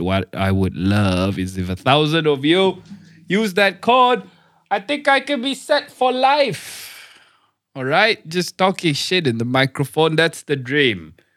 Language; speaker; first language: English; non-native, local second language; Malay